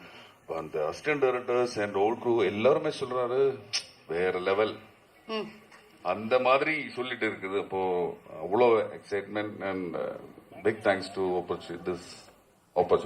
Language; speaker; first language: Tamil; non-native, learner; Malayalam